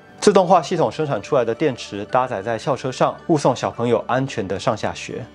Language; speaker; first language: Chinese; native; Chinese